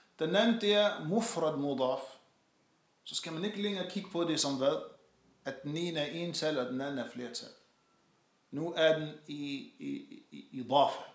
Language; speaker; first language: Danish; non-native, fluent; Arabic